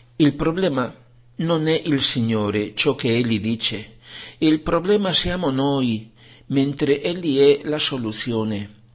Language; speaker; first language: Italian; non-native, fluent; Spanish